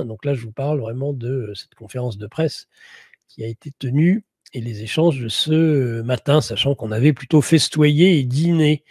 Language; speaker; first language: French; native; French